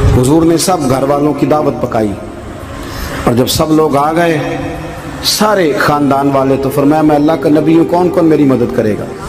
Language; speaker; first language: Urdu; non-native, local second language; Punjabi